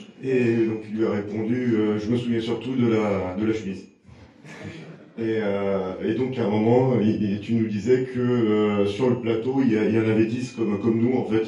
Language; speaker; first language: French; native; French